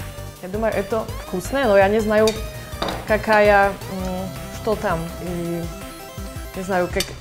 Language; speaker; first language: Russian; non-native, learner; Slovak